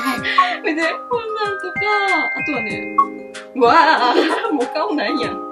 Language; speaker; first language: Japanese; native; Japanese